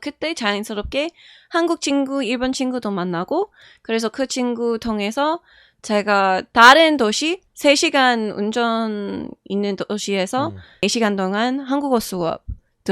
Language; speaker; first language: Korean; non-native, fluent; English